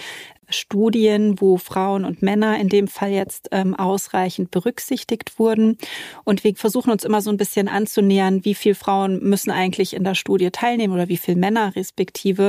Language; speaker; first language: German; native; German